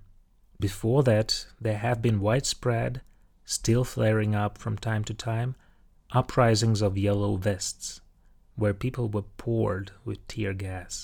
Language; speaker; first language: English; non-native, fluent; Russian